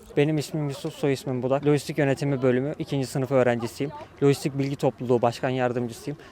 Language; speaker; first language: Turkish; native; Turkish